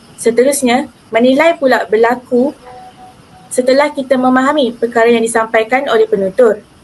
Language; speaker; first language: Malay; native; Malay